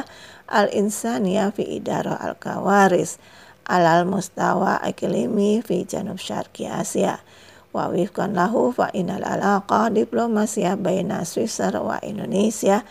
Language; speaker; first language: Arabic; non-native, fluent; Indonesian